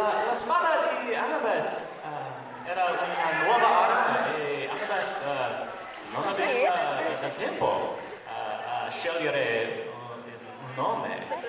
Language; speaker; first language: Italian; non-native, learner; English